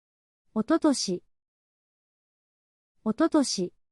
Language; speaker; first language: Japanese; native; Japanese